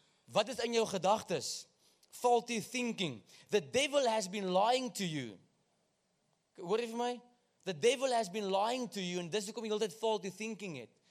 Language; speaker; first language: English; non-native, local second language; Afrikaans